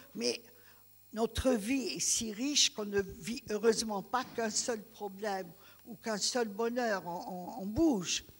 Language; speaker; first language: French; non-native, local second language; Greek